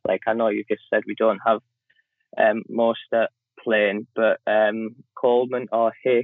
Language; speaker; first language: English; native; English